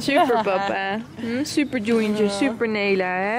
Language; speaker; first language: Dutch; native; Dutch